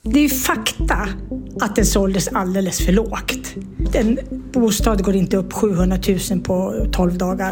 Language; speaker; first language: Swedish; native; Swedish